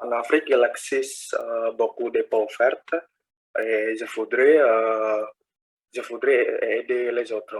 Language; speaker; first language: French; non-native, learner; Indonesian